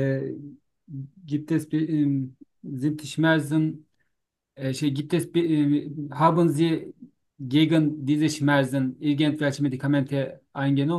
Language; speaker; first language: German; non-native, learner; Turkish